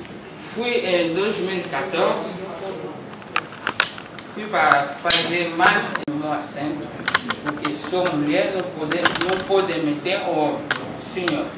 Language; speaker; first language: Portuguese; non-native, local second language; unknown